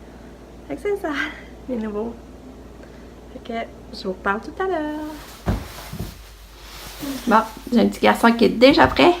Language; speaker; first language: French; native; French